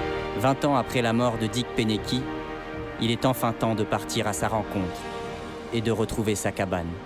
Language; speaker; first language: French; native; French